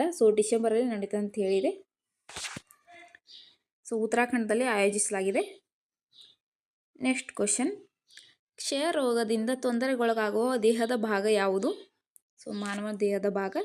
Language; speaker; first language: Kannada; native; Kannada